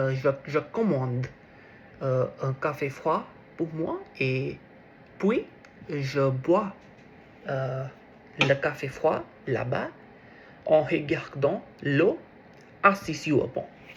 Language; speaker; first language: French; non-native, learner; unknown